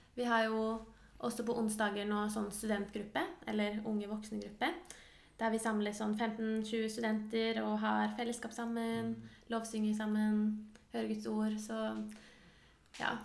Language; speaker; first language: Norwegian; native; Norwegian